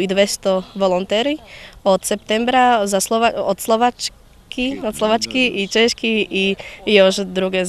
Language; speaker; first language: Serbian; non-native, learner; Slovak